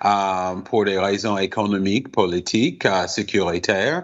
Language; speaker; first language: French; non-native, fluent; English